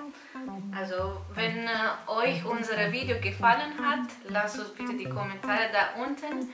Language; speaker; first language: German; non-native, fluent; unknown